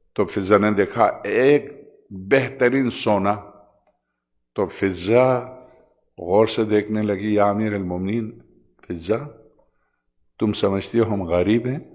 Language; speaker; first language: Urdu; native; Urdu